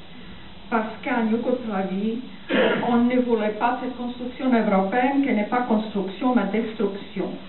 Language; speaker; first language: French; non-native, fluent; Serbian